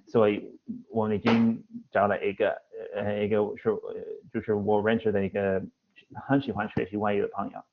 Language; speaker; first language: Chinese; non-native, fluent; English